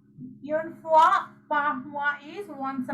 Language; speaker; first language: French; non-native, learner; Sinhala